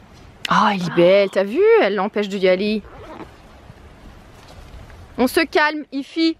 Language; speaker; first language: French; native; French